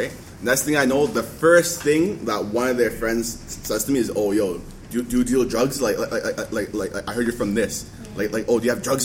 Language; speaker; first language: English; native; English